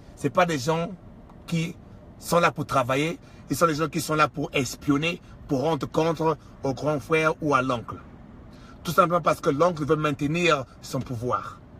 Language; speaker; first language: French; non-native, local second language; Kongo